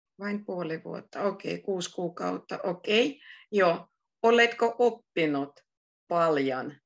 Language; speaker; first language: Finnish; native; Finnish